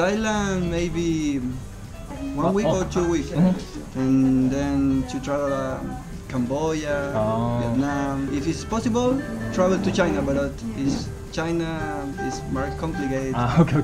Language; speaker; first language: English; non-native, learner; Spanish